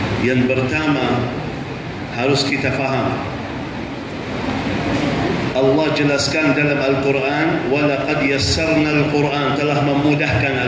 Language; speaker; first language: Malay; non-native, fluent; Arabic